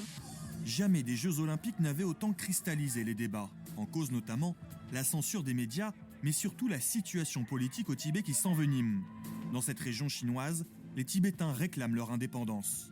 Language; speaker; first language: French; native; French